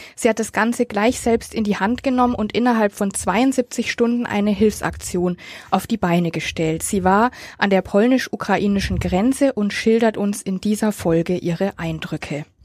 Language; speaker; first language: German; native; German